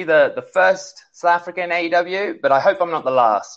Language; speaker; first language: English; native; English